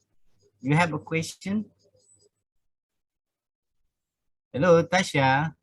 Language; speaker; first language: English; non-native, fluent; Indonesian